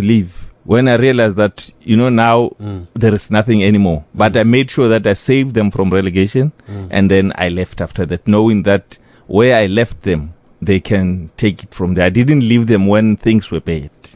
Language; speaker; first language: English; non-native, local second language; Northern Sotho